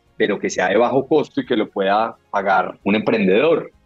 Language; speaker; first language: Spanish; native; Spanish